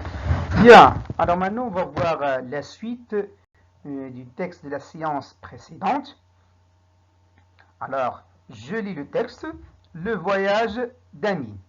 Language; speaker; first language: French; non-native, local second language; Arabic